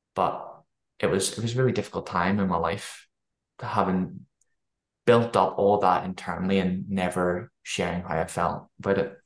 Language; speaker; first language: English; native; English